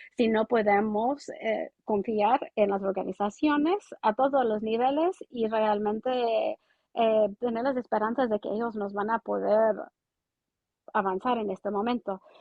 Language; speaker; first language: Spanish; early bilingual, heritage; Spanish